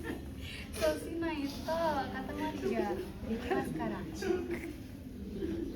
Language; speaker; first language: Japanese; non-native, learner; Indonesian